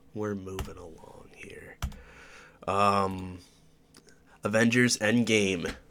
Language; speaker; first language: English; native; English